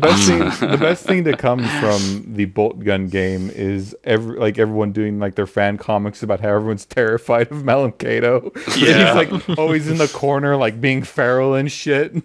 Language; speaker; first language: English; native; English